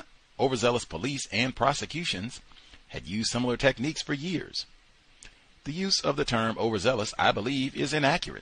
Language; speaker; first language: English; native; English